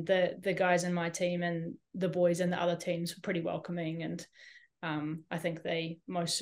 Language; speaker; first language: English; native; English